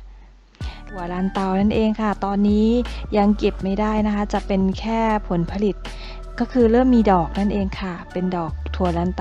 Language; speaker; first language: Thai; native; Thai